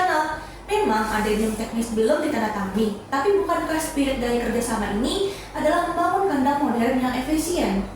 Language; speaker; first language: Indonesian; native; Indonesian